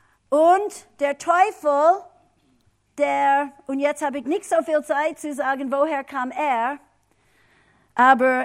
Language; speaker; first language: German; non-native, fluent; English